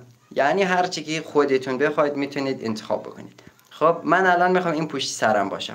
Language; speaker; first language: Persian; native; Persian